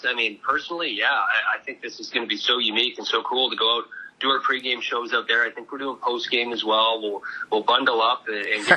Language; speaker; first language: English; native; English